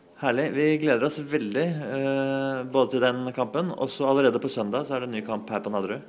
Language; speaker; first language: Norwegian; native; Norwegian